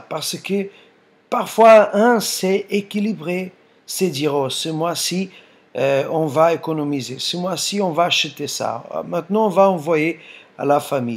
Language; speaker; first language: French; non-native, fluent; Portuguese